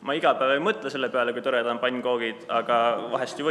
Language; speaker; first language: Estonian; native; Estonian